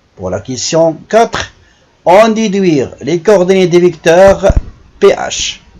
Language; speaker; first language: French; non-native, local second language; Arabic